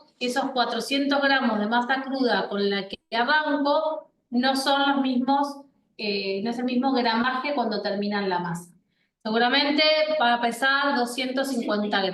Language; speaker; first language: Spanish; native; Spanish